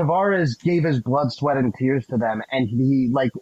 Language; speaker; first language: English; native; English